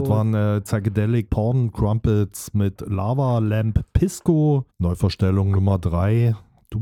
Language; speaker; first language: German; native; German